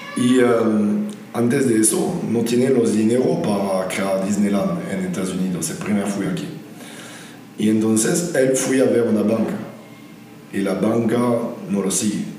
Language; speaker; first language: Spanish; non-native, learner; French